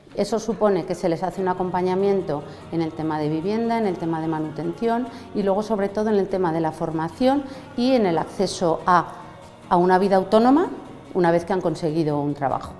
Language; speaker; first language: Spanish; native; Spanish